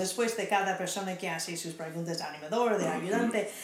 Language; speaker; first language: Spanish; non-native, fluent; English